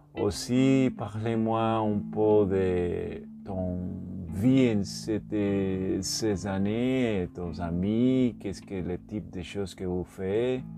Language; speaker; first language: French; non-native, learner; Spanish